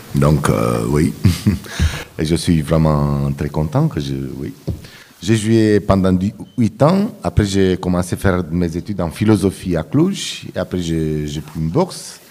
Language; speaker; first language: French; non-native, fluent; Romanian